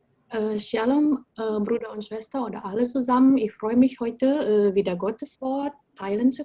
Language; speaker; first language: German; non-native, fluent; Indonesian